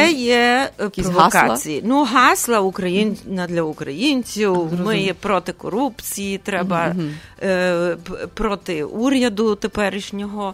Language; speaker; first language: Ukrainian; early bilingual, heritage; Ukrainian